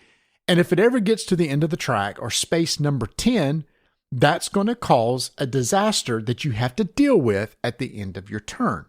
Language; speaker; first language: English; native; English